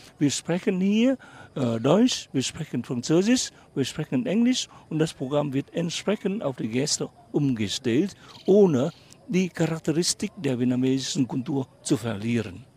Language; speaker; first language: German; non-native, fluent; Vietnamese